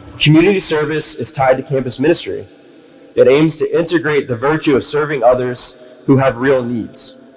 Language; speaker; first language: English; native; English